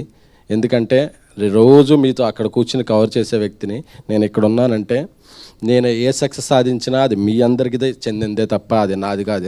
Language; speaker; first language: Telugu; native; Telugu